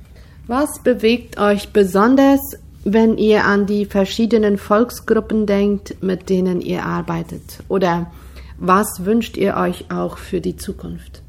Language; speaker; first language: German; native; German